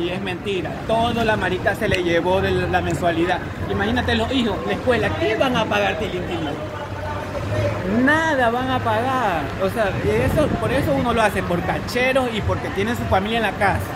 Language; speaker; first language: Spanish; native; Spanish